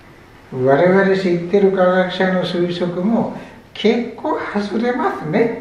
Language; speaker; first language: Japanese; non-native, fluent; Sinhala